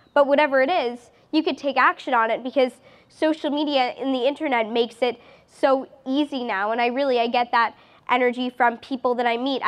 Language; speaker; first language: English; native; English